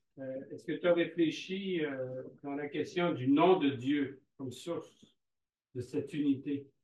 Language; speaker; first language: French; native; French